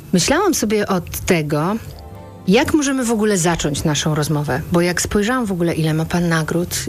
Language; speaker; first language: Polish; native; Polish